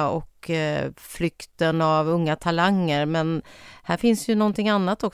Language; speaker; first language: Swedish; native; Swedish